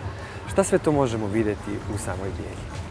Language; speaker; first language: Bosnian; native; Bosnian